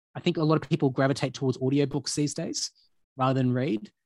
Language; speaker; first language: English; native; English